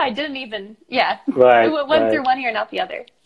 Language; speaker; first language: English; native; English